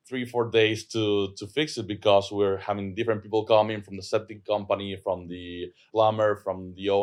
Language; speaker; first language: English; non-native, fluent; Spanish